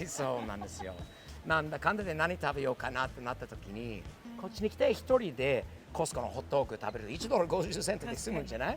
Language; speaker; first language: Japanese; non-native, fluent; English